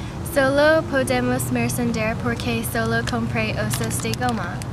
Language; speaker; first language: Spanish; non-native, learner; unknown